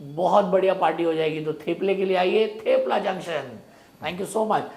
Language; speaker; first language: Hindi; non-native, local second language; Marathi